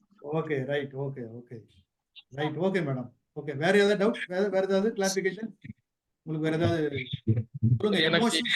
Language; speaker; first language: Tamil; native; Tamil